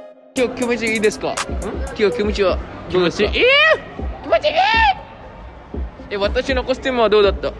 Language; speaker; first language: Japanese; non-native, learner; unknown